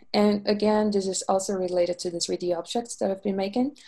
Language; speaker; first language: English; non-native, fluent; Portuguese